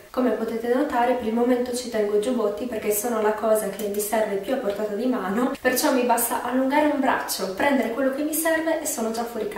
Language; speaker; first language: Italian; native; Italian